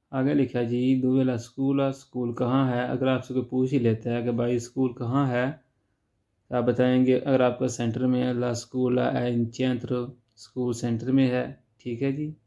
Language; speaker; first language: Urdu; non-native, local second language; Punjabi